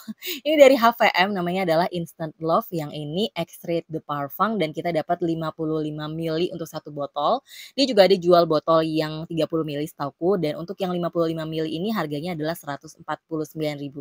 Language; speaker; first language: Indonesian; native; Indonesian